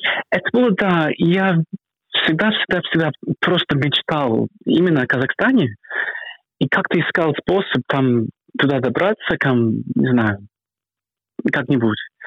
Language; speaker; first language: Russian; non-native, fluent; English